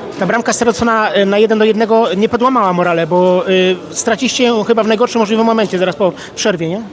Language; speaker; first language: Polish; native; Polish